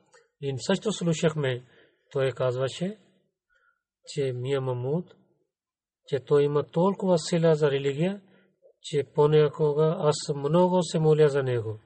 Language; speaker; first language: Bulgarian; non-native, learner; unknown